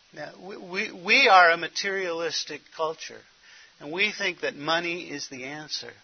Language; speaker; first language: English; native; English